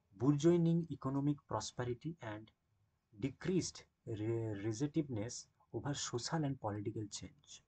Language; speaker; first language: English; non-native, local second language; Bangla